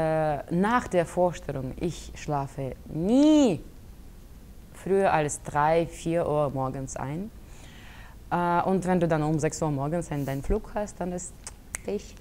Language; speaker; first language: German; non-native, fluent; Russian